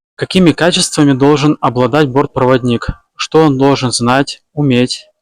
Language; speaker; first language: Russian; native; Russian